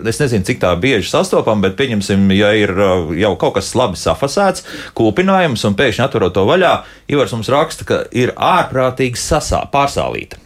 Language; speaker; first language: Latvian; native; Latvian